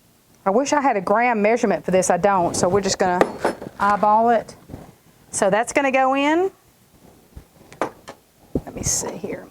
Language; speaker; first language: English; native; English